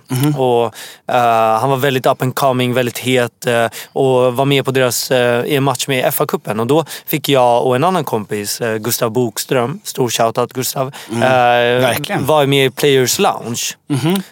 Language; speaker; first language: Swedish; native; Swedish